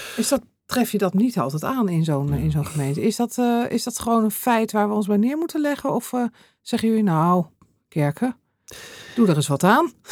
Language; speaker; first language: Dutch; native; Dutch